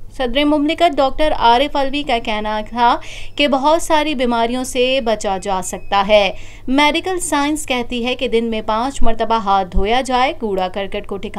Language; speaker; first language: Urdu; native; Urdu